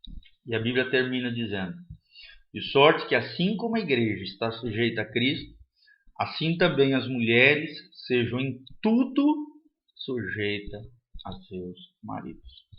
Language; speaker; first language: Portuguese; native; Portuguese